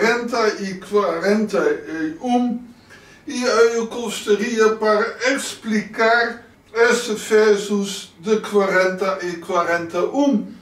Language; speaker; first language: Portuguese; non-native, learner; Dutch